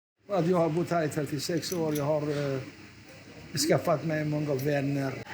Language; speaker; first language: Swedish; non-native, fluent; Persian